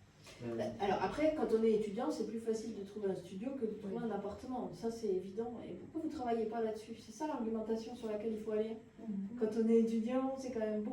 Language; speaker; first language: French; native; French